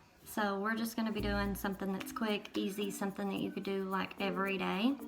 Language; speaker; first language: English; native; English